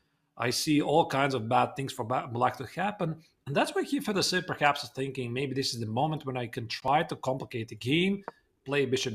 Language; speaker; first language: English; non-native, fluent; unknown